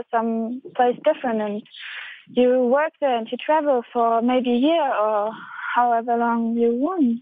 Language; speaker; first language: English; non-native, fluent; German